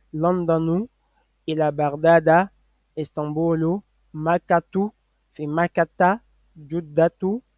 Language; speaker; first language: Arabic; non-native, fluent; French